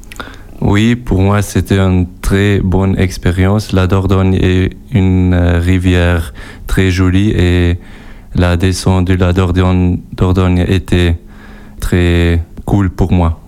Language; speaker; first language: French; non-native, local second language; German